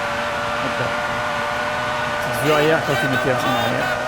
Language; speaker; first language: French; native; French